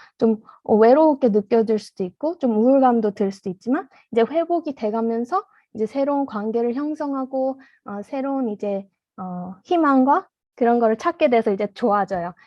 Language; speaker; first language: Korean; early bilingual, heritage; Korean